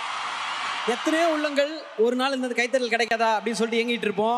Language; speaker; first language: Tamil; native; Tamil